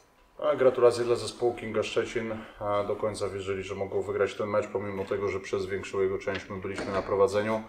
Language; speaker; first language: Polish; native; Polish